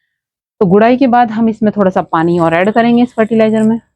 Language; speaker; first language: Hindi; native; Hindi